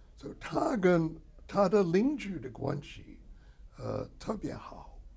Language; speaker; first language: Chinese; non-native, fluent; English